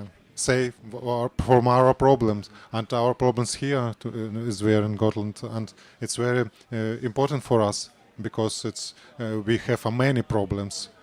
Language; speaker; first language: English; non-native, learner; Ukrainian